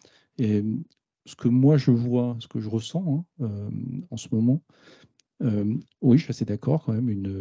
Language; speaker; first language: French; native; French